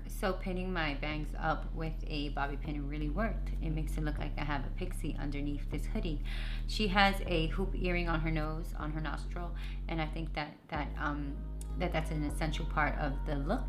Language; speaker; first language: English; native; English